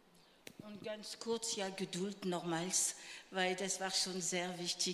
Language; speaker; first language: German; non-native, fluent; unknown